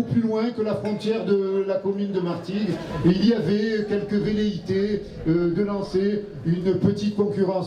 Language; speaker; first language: French; native; French